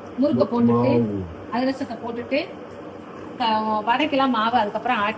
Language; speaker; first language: Tamil; native; Tamil